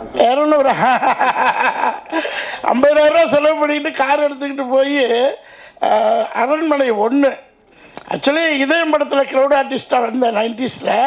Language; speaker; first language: Tamil; native; Tamil